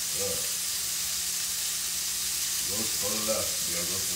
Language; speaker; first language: English; native; English